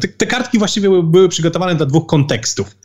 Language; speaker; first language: Polish; native; Polish